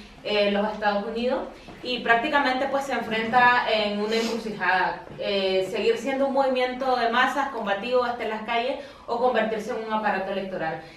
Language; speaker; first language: Spanish; native; Spanish